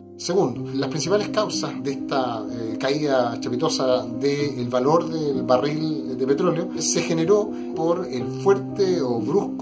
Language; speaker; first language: Spanish; native; Spanish